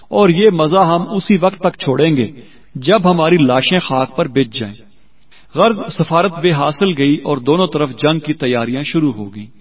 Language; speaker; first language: Urdu; native; Urdu